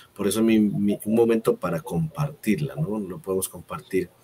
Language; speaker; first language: Spanish; native; Spanish